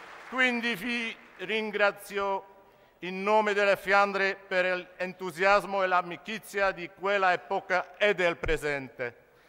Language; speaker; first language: Italian; non-native, fluent; Dutch